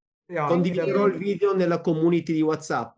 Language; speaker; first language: Italian; native; Italian